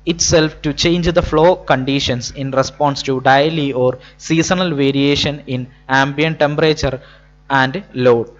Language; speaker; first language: English; non-native, local second language; Malayalam